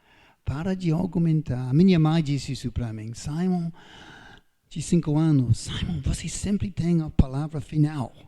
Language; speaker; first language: Portuguese; non-native, fluent; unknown